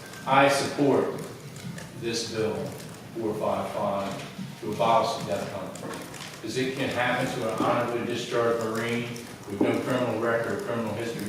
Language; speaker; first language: English; native; English